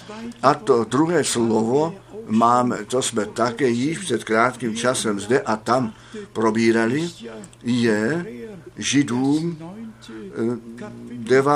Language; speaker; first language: Czech; non-native, fluent; German